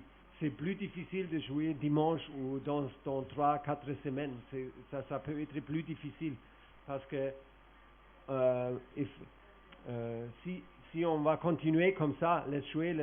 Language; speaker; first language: French; non-native, fluent; German